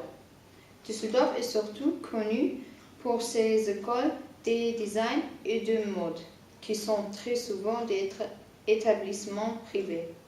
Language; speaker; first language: French; non-native, learner; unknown